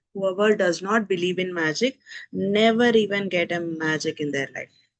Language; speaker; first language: English; non-native, local second language; Telugu